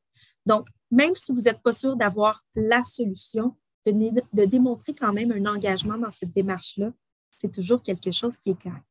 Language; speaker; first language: French; native; French